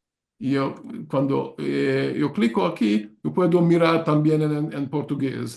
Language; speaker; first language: Spanish; non-native, learner; Hungarian